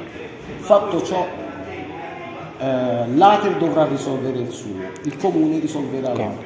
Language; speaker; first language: Italian; native; Italian